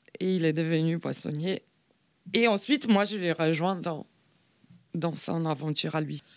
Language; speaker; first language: French; non-native, fluent; Polish